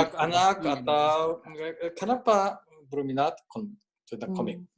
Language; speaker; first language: Indonesian; non-native, learner; Japanese